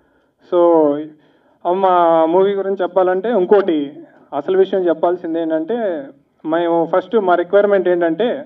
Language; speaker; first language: Telugu; native; Telugu